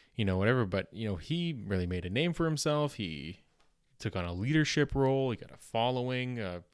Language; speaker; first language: English; native; English